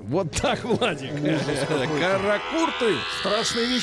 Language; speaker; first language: Russian; native; Russian